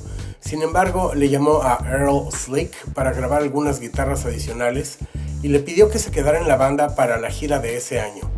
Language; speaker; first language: Spanish; native; Spanish